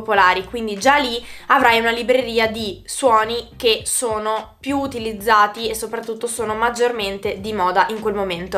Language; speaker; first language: Italian; native; Italian